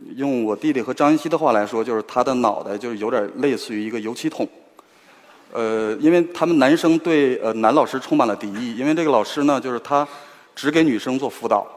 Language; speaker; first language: Chinese; native; Chinese